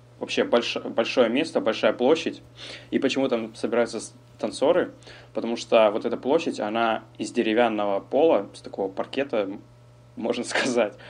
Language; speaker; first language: Russian; native; Russian